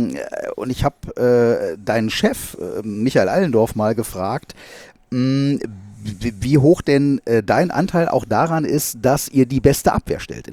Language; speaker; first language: German; native; German